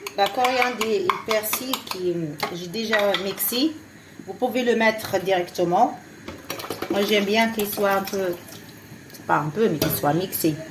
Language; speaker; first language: French; non-native, fluent; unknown